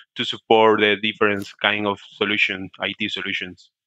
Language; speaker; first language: English; non-native, learner; Spanish